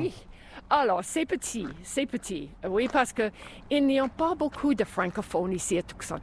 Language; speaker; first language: French; non-native, local second language; English